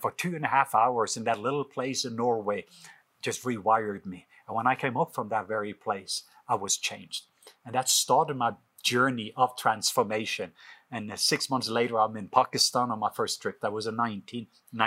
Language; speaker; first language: English; non-native, fluent; Norwegian